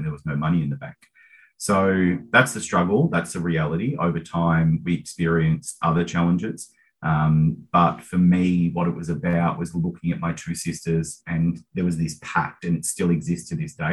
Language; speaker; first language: English; native; English